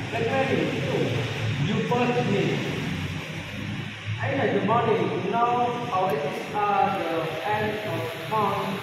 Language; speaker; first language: English; non-native, learner; Indonesian